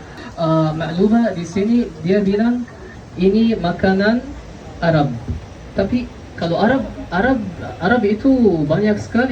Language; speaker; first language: Indonesian; non-native, fluent; Arabic